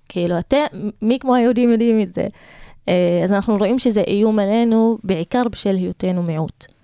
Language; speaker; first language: Hebrew; non-native, local second language; Arabic